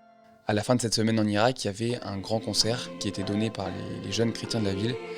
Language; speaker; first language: French; native; French